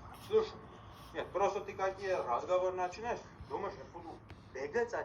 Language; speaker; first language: Russian; non-native, learner; Tajik